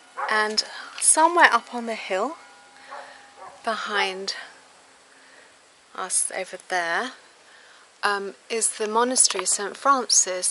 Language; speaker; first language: English; early bilingual, other home language; German